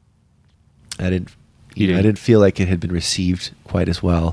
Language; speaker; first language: English; native; English